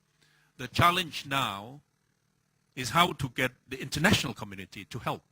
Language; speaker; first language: English; non-native, fluent; Thai